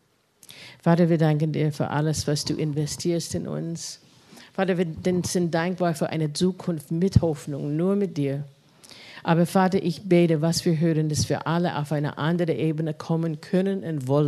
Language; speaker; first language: German; non-native, fluent; English